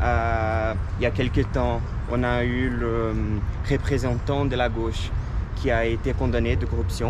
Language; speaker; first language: French; non-native, fluent; Portuguese